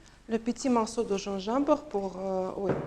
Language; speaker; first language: French; non-native, learner; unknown